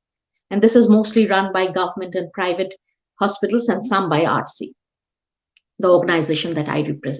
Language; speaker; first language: English; non-native, local second language; Bangla